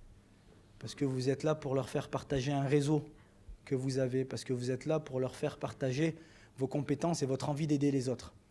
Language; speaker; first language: French; native; French